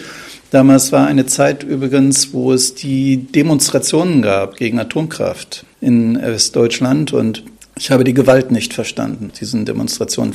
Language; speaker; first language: German; native; German